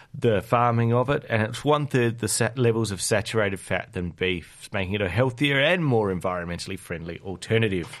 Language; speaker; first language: English; native; English